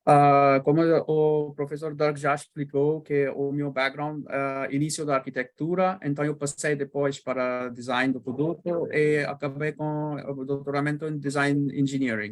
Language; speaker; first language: Portuguese; non-native, learner; Bangla